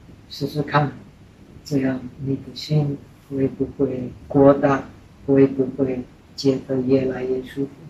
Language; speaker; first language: Chinese; non-native, fluent; Czech